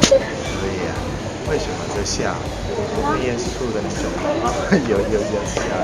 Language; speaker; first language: Chinese; non-native, learner; Italian